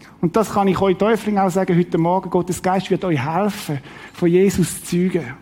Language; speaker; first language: German; native; German